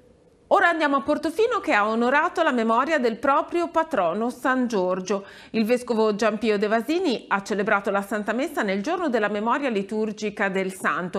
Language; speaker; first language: Italian; native; Italian